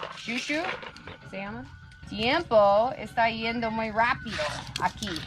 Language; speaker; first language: Spanish; non-native, learner; English